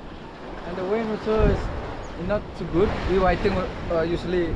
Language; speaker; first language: English; non-native, learner; Indonesian